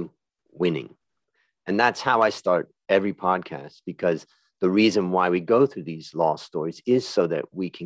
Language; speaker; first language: English; native; English